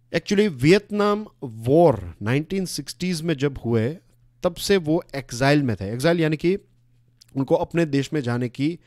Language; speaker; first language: Hindi; non-native, local second language; Gujarati